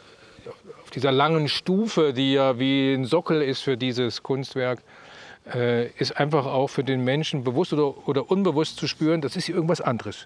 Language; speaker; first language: German; native; German